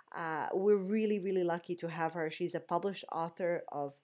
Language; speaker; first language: English; non-native, fluent; Bosnian